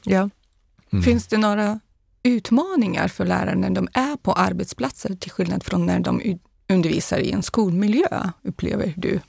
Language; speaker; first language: Swedish; non-native, fluent; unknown